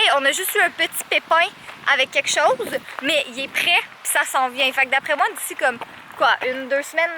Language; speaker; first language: French; native; French